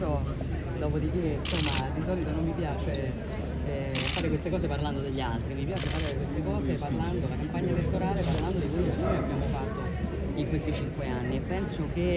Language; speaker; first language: Italian; native; Italian